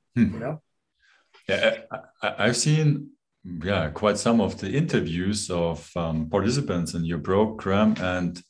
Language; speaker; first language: English; non-native, fluent; German